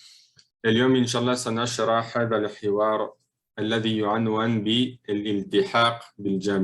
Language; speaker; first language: Arabic; non-native, fluent; French